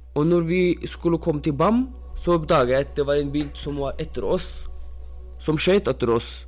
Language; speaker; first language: Norwegian; non-native, fluent; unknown